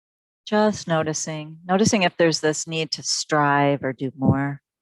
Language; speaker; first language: English; native; English